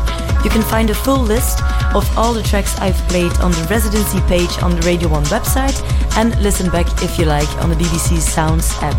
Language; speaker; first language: English; non-native, fluent; Dutch